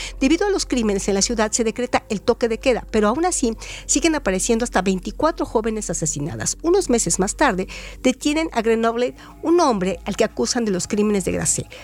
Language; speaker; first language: Spanish; native; Spanish